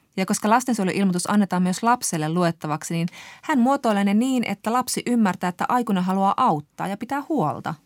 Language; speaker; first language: Finnish; native; Finnish